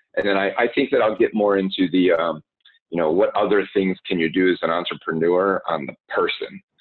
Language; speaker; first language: English; native; English